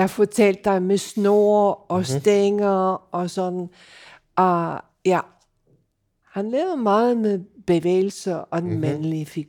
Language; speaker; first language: Danish; non-native, fluent; English